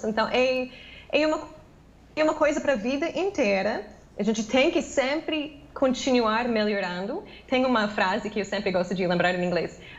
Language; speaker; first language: Portuguese; non-native, fluent; English